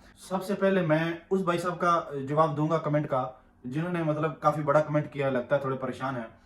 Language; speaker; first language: Urdu; non-native, local second language; Punjabi